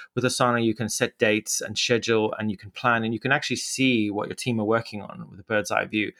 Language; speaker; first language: English; native; English